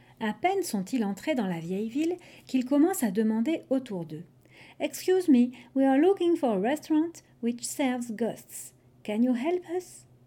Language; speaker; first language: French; non-native, fluent; English